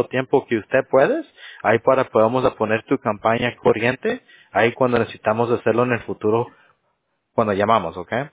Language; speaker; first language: Spanish; early bilingual, heritage; Spanish